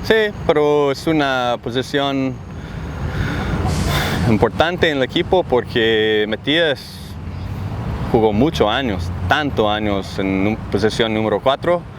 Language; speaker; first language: Spanish; non-native, learner; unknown